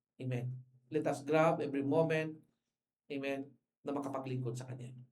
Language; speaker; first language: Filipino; non-native, local second language; Iloko